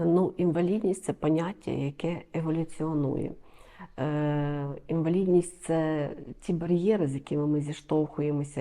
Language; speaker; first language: Ukrainian; native; Ukrainian